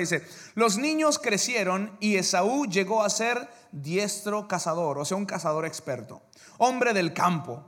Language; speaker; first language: Spanish; early bilingual, heritage; English